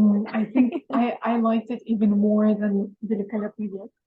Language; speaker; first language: English; non-native, fluent; Russian